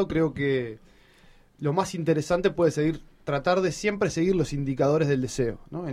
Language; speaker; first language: Spanish; native; Spanish